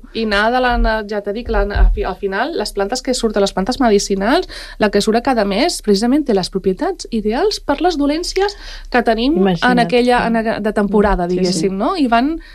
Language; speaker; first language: Catalan; native; Catalan